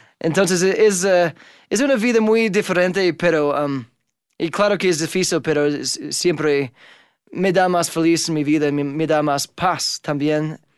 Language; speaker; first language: Spanish; non-native, fluent; English